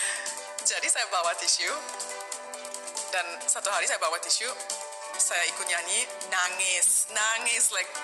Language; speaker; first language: Indonesian; non-native, fluent; German